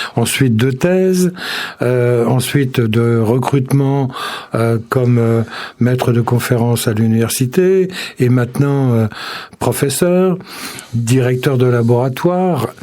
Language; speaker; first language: French; native; French